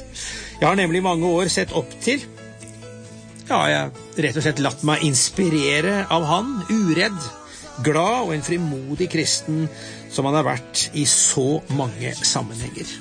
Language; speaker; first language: Norwegian; native; Norwegian